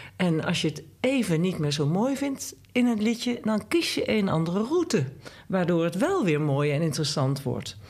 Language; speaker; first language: Dutch; native; Dutch